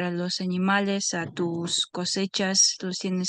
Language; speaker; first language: Spanish; non-native, fluent; Russian